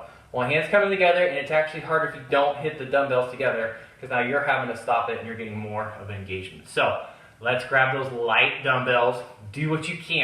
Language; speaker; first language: English; native; English